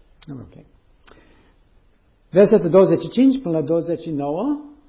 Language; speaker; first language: Romanian; non-native, learner; English